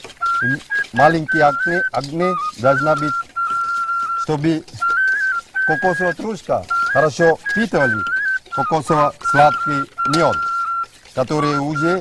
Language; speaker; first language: Russian; non-native, fluent; Sinhala